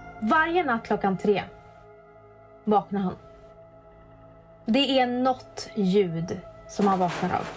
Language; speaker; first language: Swedish; native; Swedish